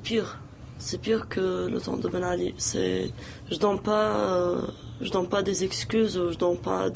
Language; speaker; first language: French; non-native, local second language; Arabic